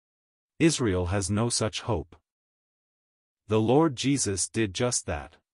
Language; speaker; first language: English; native; English